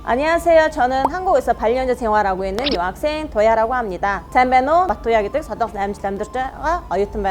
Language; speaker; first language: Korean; non-native, fluent; Mongolian